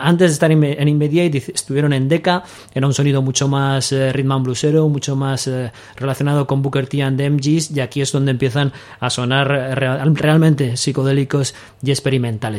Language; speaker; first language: Spanish; native; Spanish